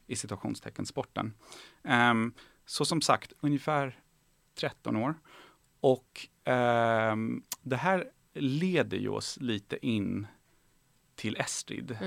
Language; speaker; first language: Swedish; early bilingual, other home language; Persian